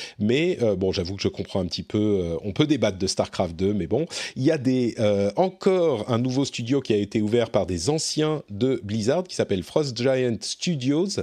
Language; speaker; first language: French; native; French